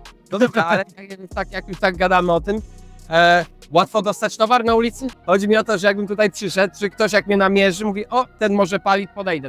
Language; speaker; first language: Polish; native; Polish